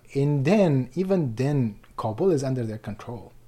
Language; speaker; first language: English; non-native, fluent; Persian